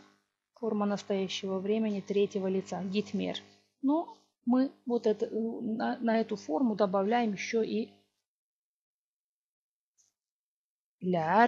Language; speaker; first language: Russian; non-native, local second language; Gagauz